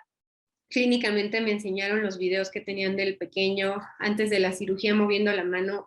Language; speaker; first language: Spanish; native; Spanish